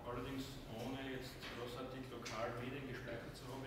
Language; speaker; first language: German; native; German